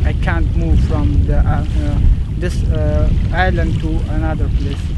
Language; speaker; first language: English; non-native, learner; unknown